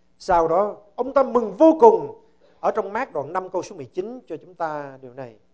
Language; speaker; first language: Vietnamese; early bilingual, heritage; Vietnamese